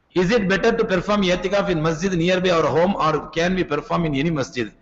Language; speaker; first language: English; non-native, local second language; Tamil